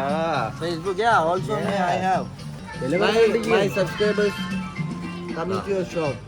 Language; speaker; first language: English; non-native, local second language; Malayalam